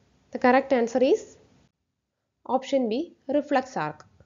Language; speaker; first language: English; non-native, local second language; Malayalam